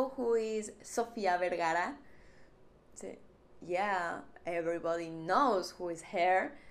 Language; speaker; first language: English; non-native, fluent; Spanish